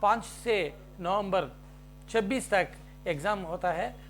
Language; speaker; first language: Hindi; non-native, local second language; Telugu